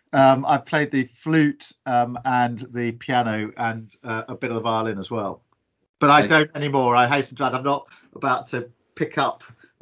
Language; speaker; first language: English; native; English